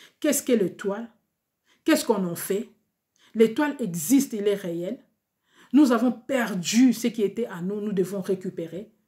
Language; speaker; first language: French; non-native, local second language; Lingala